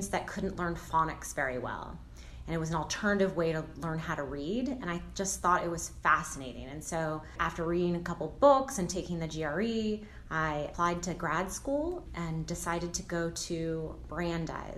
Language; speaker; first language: English; native; English